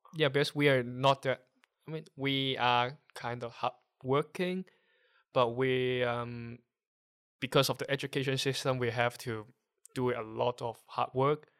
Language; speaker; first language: English; non-native, local second language; Cantonese